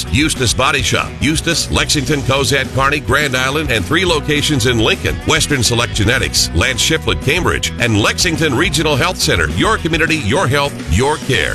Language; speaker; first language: English; native; English